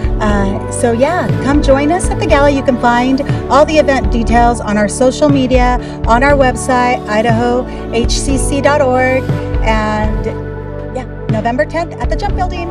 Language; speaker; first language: English; early bilingual, other home language; Spanish